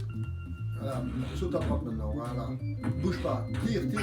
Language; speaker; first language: French; native; French